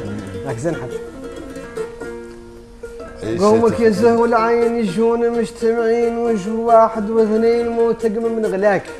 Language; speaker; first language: Arabic; native; Arabic